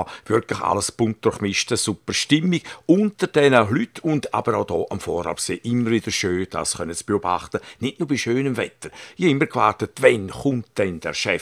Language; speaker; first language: German; native; German